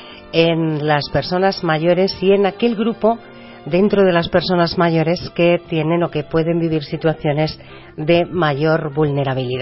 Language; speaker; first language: Spanish; native; Spanish